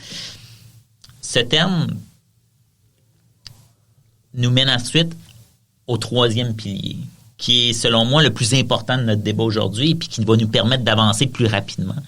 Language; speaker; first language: French; native; French